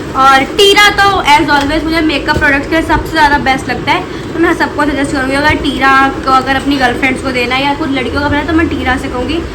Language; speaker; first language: Hindi; non-native, local second language; Maithili